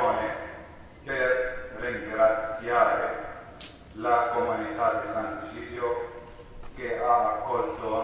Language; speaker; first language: Italian; non-native, learner; Arabic